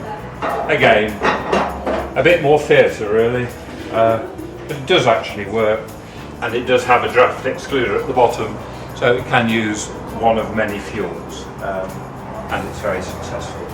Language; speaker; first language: English; native; English